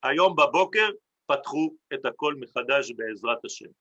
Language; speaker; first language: Hebrew; non-native, fluent; French